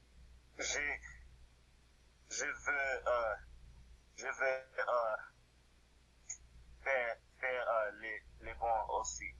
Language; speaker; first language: French; non-native, learner; English